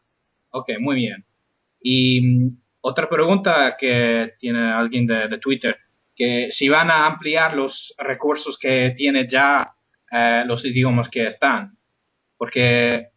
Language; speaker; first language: Spanish; non-native, fluent; English